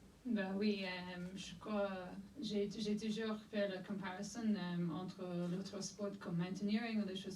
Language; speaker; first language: French; non-native, fluent; English